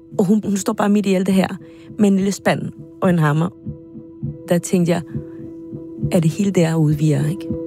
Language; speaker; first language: Danish; non-native, fluent; Spanish